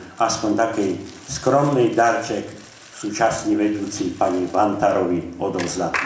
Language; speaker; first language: Slovak; non-native, local second language; Rusyn